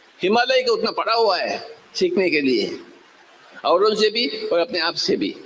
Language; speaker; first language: Hindi; non-native, local second language; Telugu